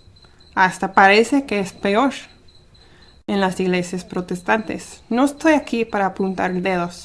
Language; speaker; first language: Spanish; early bilingual, heritage; Spanish